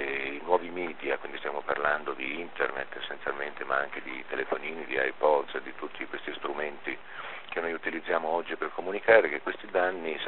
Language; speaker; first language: Italian; native; Italian